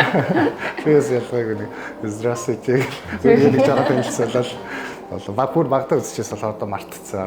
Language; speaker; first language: Mongolian; native; Mongolian